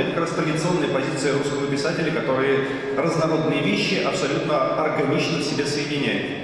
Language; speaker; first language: Russian; native; Russian